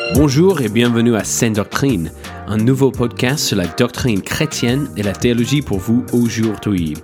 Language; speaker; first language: French; non-native, fluent; English